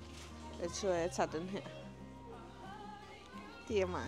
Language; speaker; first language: Danish; non-native, learner; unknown